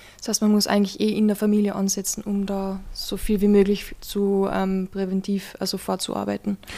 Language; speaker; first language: German; native; German